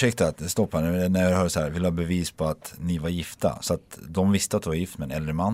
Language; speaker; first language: Swedish; native; Swedish